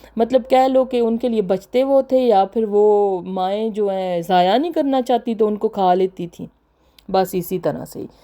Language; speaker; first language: Urdu; non-native, local second language; Punjabi